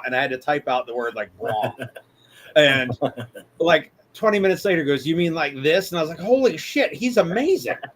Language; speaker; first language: English; native; English